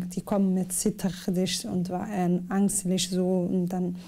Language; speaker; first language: German; non-native, learner; Somali